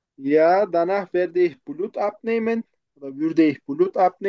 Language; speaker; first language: German; non-native, learner; Turkish